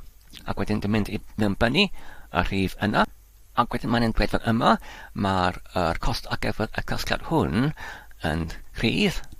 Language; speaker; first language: Welsh; non-native, learner; English